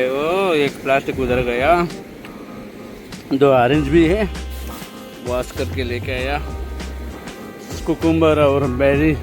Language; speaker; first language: Hindi; non-native, local second language; Kannada